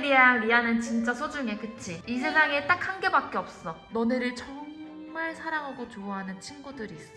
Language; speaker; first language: Korean; native; Korean